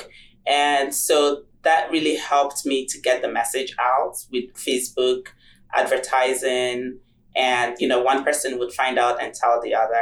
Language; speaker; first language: English; non-native, local second language; Igbo